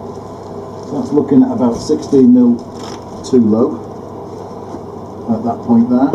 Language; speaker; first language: English; native; English